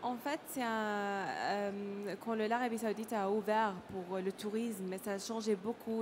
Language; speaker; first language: French; non-native, learner; Arabic